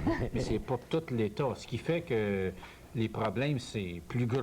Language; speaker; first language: French; native; French